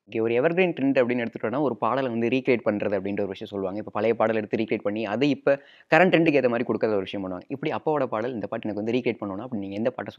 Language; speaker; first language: Tamil; native; Tamil